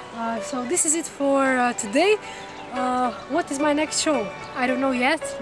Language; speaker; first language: English; non-native, fluent; Slovenian